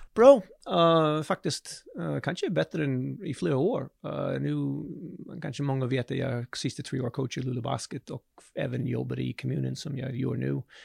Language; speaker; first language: Swedish; non-native, fluent; English